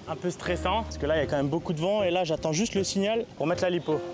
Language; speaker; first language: French; native; French